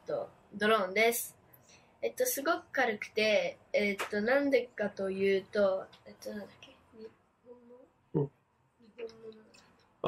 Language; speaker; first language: Japanese; early bilingual, heritage; Japanese